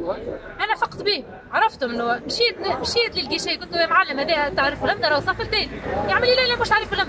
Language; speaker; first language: Arabic; native; Arabic